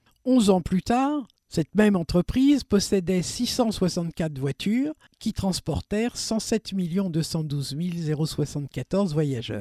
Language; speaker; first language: French; native; French